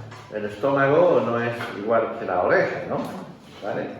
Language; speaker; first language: Spanish; native; Spanish